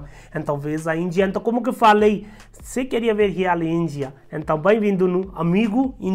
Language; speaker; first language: Portuguese; non-native, learner; Hindi